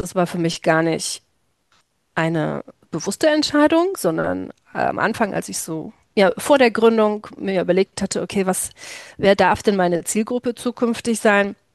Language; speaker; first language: German; native; German